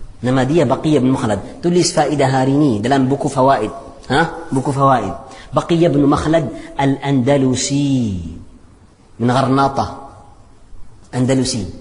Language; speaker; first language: Indonesian; non-native, fluent; Arabic